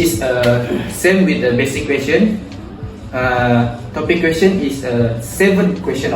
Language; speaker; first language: English; non-native, local second language; Malay